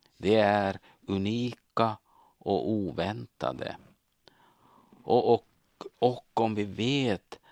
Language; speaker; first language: Swedish; native; Swedish